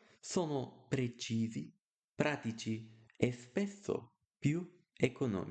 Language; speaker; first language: Italian; non-native, learner; Bulgarian